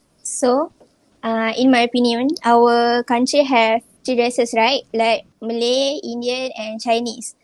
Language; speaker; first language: English; non-native, local second language; Malay